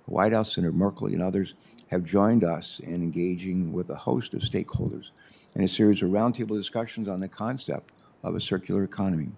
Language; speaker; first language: English; native; English